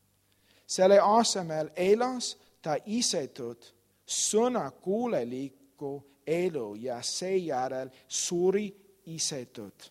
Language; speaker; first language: Estonian; non-native, learner; English